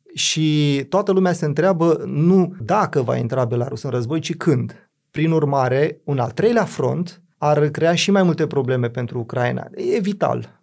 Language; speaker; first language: Romanian; native; Romanian